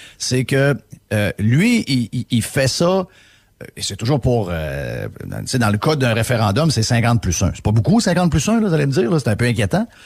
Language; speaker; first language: French; native; French